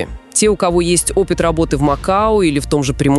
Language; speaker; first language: Russian; native; Russian